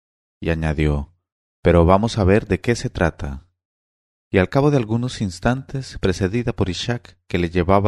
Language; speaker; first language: Spanish; native; Spanish